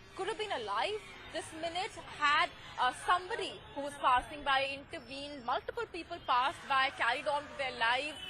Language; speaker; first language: English; non-native, local second language; Hindi